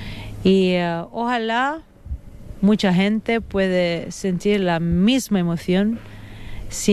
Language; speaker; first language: Spanish; non-native, fluent; Italian